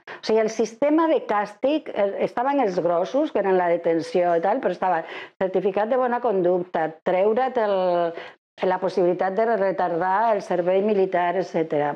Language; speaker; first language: Catalan; non-native, fluent; Spanish